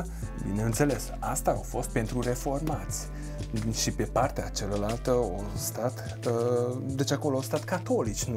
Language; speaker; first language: Romanian; non-native, local second language; Hungarian